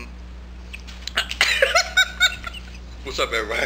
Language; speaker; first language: English; native; English